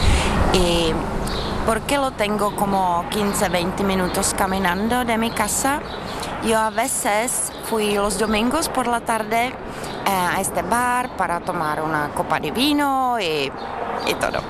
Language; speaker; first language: Spanish; non-native, learner; Czech